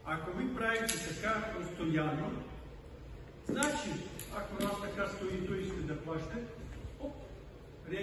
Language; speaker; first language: Bulgarian; non-native, learner; Russian